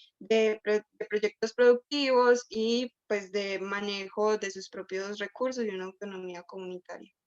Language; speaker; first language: Spanish; native; Spanish